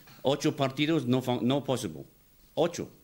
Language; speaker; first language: Spanish; non-native, learner; English